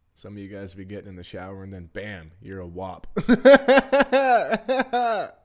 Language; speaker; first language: English; native; English